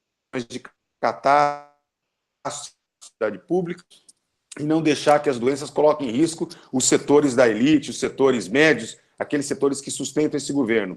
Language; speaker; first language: Portuguese; native; Portuguese